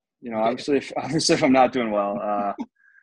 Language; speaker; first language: English; native; English